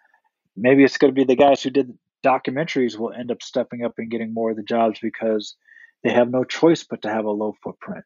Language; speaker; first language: English; native; English